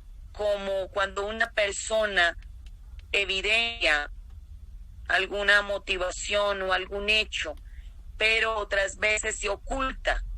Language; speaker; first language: Spanish; native; Spanish